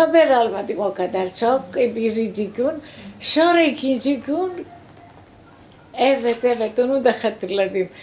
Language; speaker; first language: Turkish; non-native, local second language; Greek